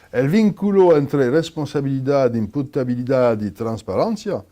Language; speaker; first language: Spanish; non-native, fluent; French